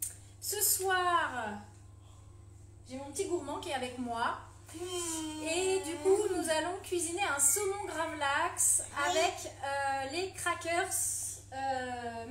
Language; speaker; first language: French; native; French